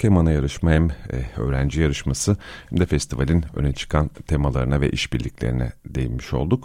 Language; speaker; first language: Turkish; native; Turkish